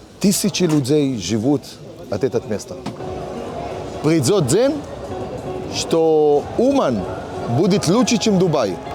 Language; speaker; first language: Russian; early bilingual, heritage; Hebrew